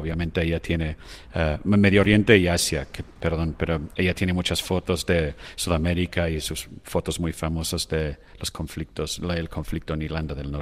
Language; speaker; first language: Spanish; non-native, fluent; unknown